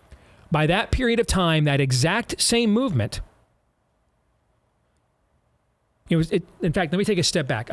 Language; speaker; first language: English; native; English